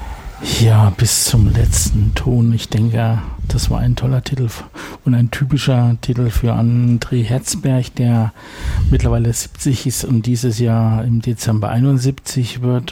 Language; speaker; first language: German; native; German